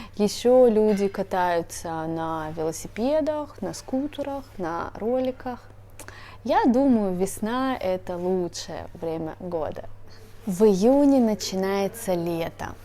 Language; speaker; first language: Russian; native; Russian